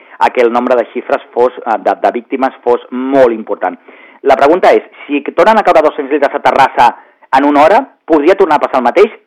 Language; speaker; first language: Catalan; native; Catalan